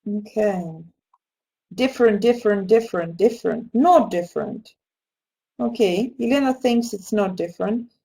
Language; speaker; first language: English; non-native, fluent; Russian